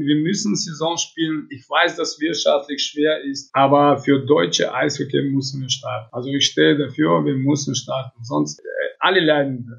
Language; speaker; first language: German; non-native, fluent; Russian